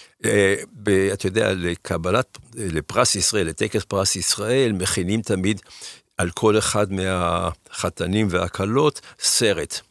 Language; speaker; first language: Hebrew; early bilingual, other home language; German